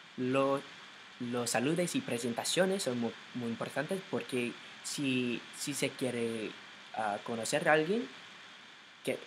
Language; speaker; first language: Spanish; non-native, learner; English